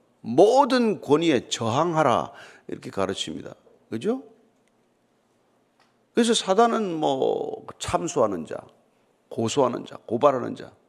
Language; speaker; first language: Korean; native; Korean